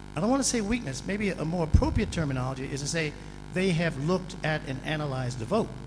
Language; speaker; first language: English; native; English